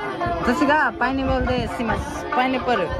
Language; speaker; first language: Japanese; non-native, learner; Nepali